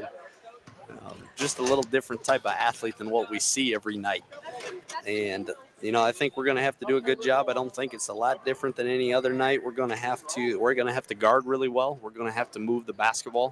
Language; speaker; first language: English; native; English